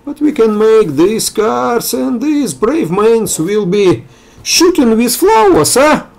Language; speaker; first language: English; non-native, fluent; Russian